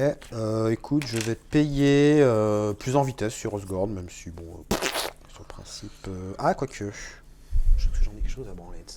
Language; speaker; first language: French; native; French